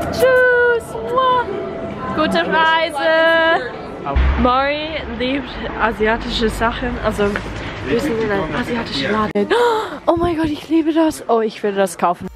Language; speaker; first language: German; non-native, learner; English